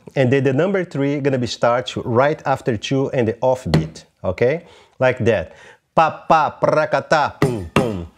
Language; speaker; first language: English; non-native, fluent; Portuguese